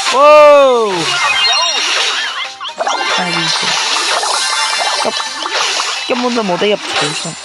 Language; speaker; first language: Chinese; early bilingual, heritage; Cantonese